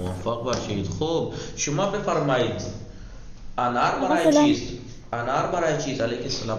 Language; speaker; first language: Persian; non-native, fluent; Urdu